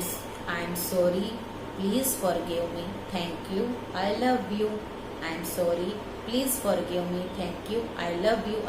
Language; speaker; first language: Hindi; native; Hindi